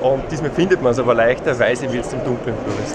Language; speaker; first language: German; native; German